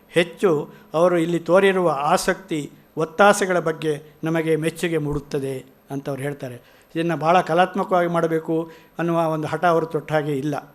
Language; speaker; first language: Kannada; native; Kannada